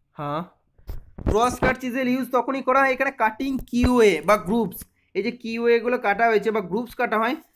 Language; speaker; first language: Bangla; native; Bangla